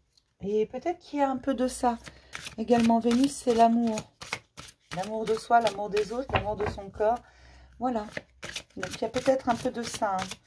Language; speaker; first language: French; native; French